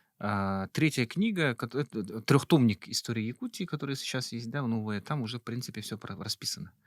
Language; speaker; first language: Russian; non-native, local second language; Yakut